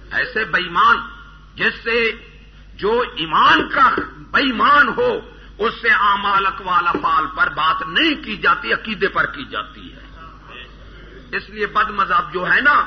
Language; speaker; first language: Urdu; non-native, local second language; Punjabi